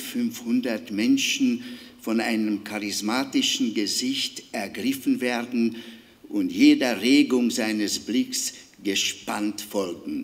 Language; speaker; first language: German; non-native, fluent; Hungarian